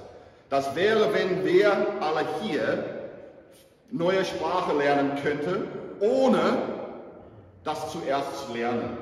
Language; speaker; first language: German; non-native, fluent; English